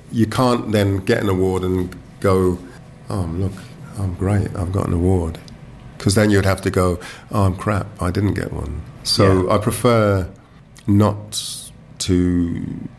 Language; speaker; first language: English; native; English